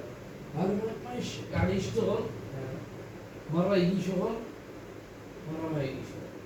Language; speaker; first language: Arabic; non-native, learner; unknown